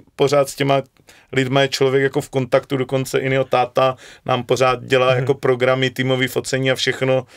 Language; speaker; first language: Czech; native; Czech